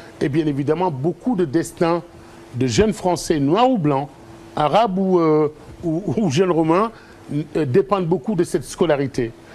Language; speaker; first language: French; early bilingual, other home language; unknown